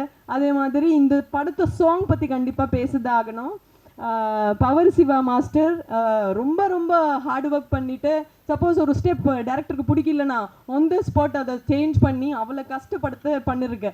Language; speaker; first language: Tamil; non-native, fluent; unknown